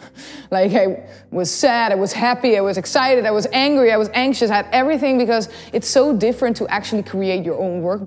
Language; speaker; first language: English; non-native, fluent; Dutch